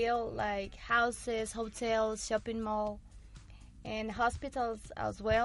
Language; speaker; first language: English; non-native, fluent; Spanish